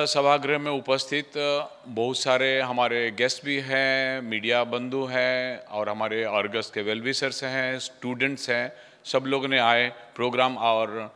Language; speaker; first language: Hindi; non-native, local second language; Odia